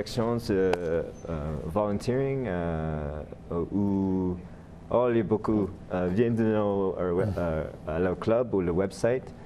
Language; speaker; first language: French; non-native, learner; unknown